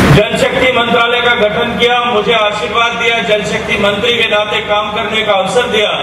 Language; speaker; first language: Hindi; native; Hindi